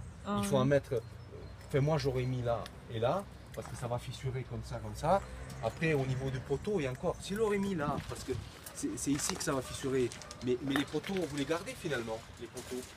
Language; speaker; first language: French; native; French